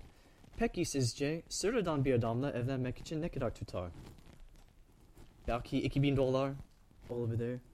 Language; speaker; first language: Turkish; non-native, fluent; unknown